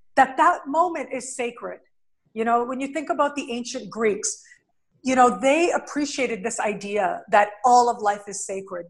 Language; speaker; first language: English; native; English